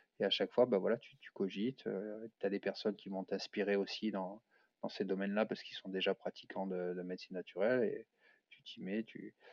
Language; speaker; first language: French; native; French